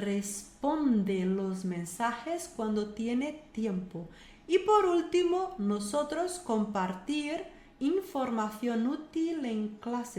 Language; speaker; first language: Spanish; non-native, fluent; Portuguese